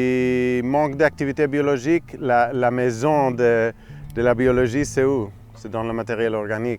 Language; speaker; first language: French; non-native, fluent; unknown